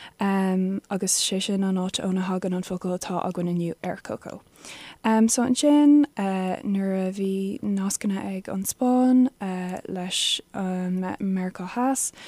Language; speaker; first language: Irish; non-native, local second language; English